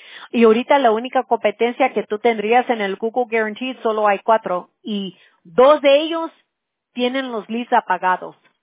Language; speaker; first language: Spanish; early bilingual, heritage; Spanish